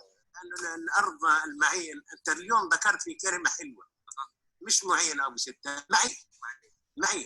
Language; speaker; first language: Arabic; native; Arabic